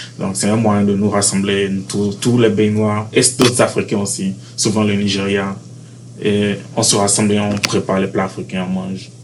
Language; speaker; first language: French; native; French